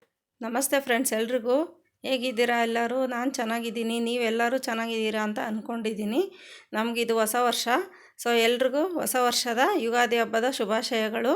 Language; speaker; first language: Kannada; native; Kannada